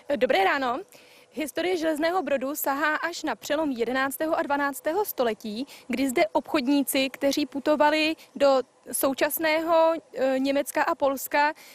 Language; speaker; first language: Czech; native; Czech